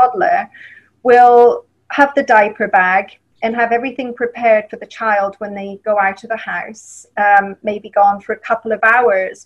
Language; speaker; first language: English; native; English